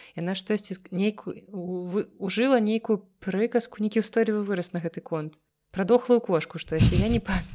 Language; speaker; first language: Belarusian; native; Belarusian